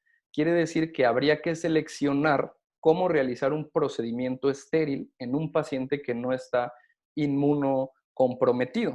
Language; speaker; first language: Spanish; native; Spanish